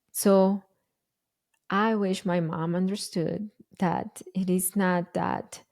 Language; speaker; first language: English; non-native, fluent; Spanish